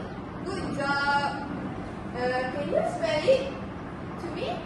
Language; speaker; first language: English; non-native, learner; Malay